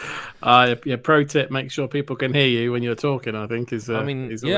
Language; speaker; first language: English; native; English